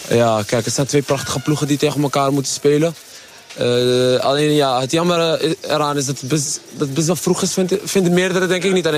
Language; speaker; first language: Dutch; native; Dutch